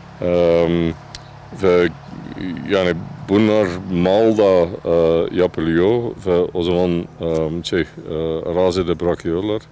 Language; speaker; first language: Turkish; non-native, fluent; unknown